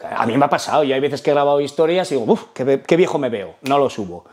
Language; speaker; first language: Spanish; non-native, fluent; Arabic